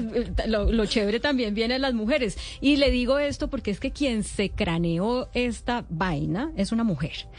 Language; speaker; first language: Spanish; native; Spanish